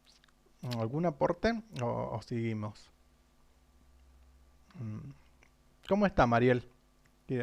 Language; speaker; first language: Spanish; native; Spanish